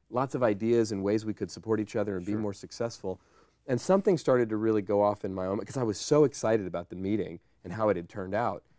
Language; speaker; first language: English; native; English